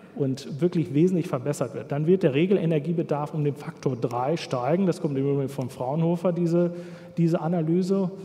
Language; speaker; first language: German; native; German